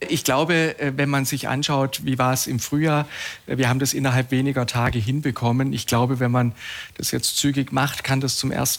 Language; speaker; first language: German; native; German